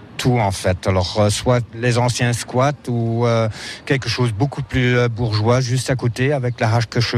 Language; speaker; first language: French; non-native, fluent; German